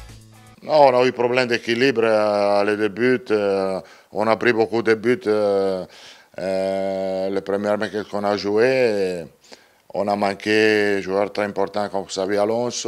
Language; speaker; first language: French; non-native, learner; Italian